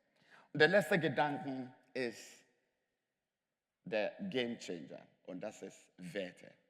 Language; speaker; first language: German; non-native, fluent; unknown